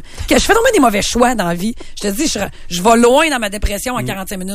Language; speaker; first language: French; native; French